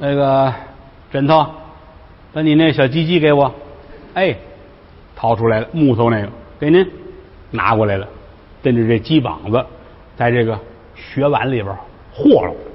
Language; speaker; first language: Chinese; native; Chinese